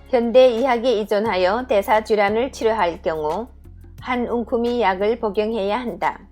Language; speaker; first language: Korean; native; Korean